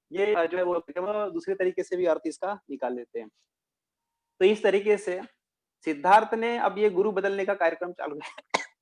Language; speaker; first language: Hindi; non-native, local second language; Marathi